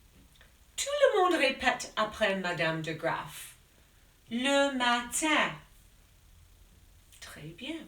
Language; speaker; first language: French; non-native, fluent; English